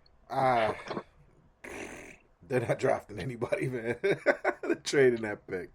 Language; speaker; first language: English; native; English